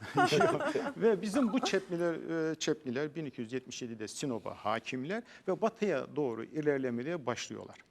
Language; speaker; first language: Turkish; native; Turkish